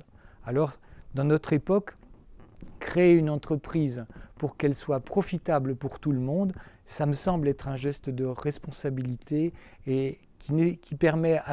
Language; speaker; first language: French; native; French